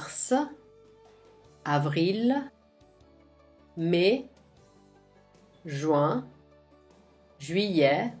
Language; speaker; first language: French; non-native, fluent; Italian